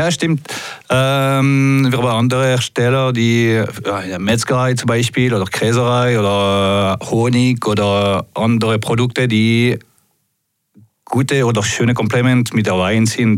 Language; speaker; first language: German; non-native, local second language; French